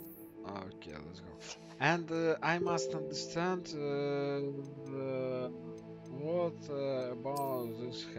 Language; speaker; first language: English; non-native, learner; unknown